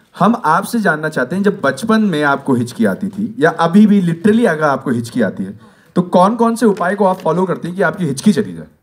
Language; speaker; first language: Hindi; native; Hindi